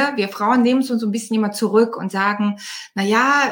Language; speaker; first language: German; non-native, fluent; Bulgarian